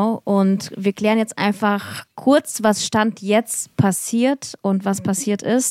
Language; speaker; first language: German; early bilingual, other home language; Russian